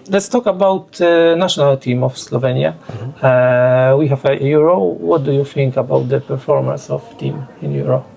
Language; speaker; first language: English; non-native, learner; Polish